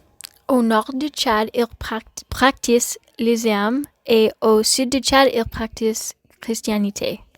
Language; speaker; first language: French; non-native, learner; English